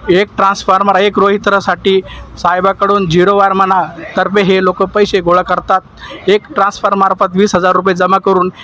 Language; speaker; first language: Marathi; non-native, local second language; Urdu